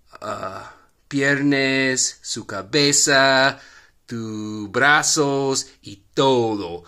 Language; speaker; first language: Spanish; non-native, learner; English